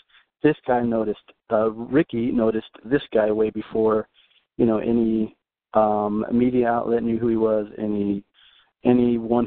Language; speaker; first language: English; native; English